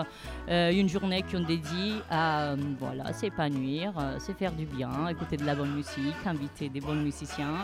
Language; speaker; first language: French; native; French